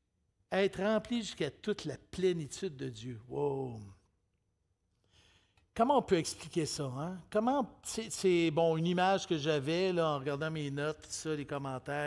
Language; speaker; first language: French; native; French